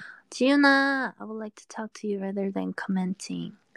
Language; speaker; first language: English; non-native, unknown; Korean